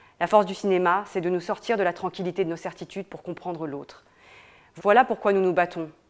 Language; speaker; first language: French; native; French